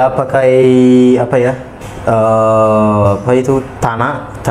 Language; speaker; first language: Indonesian; non-native, learner; Malagasy